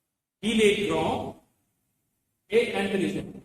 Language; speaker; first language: French; non-native, fluent; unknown